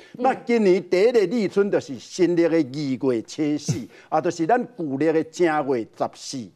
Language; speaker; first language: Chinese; native; Chinese